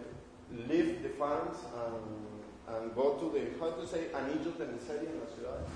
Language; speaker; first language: English; non-native, learner; Spanish